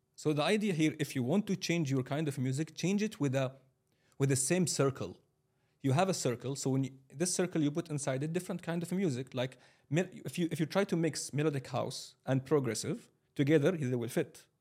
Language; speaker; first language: English; non-native, fluent; Arabic